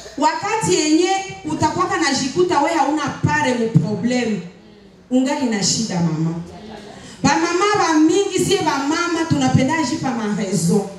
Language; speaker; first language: Swahili; native; Swahili